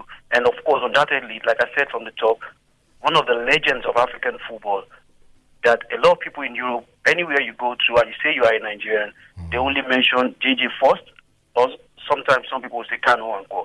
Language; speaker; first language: English; non-native, local second language; Yoruba